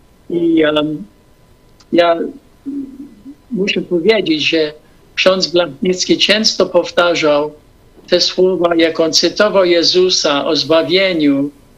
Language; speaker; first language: Polish; non-native, fluent; English